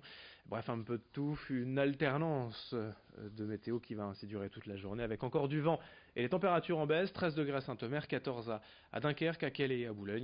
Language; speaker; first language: French; native; French